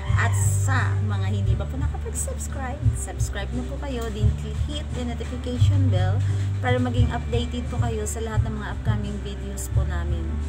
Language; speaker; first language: Filipino; non-native, local second language; Cebuano